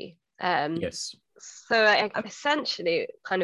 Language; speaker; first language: English; native; English